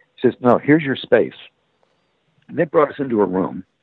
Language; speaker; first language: English; native; English